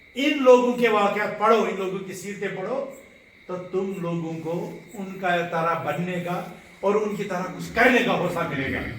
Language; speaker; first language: Urdu; non-native, local second language; Kashmiri